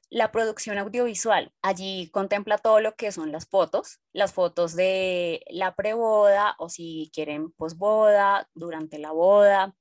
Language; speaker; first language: Spanish; native; Spanish